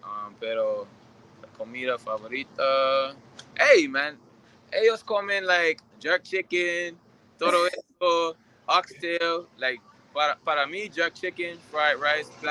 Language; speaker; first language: Spanish; non-native, learner; English